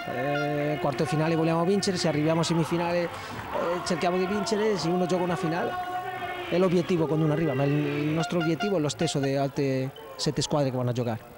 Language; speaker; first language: Italian; non-native, fluent; Spanish